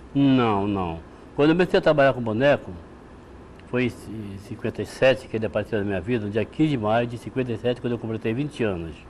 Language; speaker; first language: Portuguese; native; Portuguese